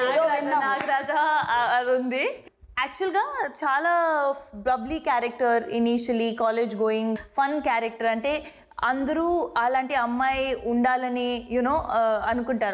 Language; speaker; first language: Telugu; non-native, fluent; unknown